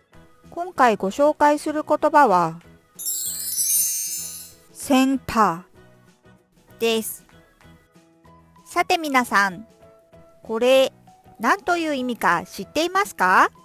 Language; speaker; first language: Japanese; non-native, fluent; Korean